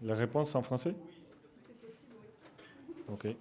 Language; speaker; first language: French; non-native, fluent; Portuguese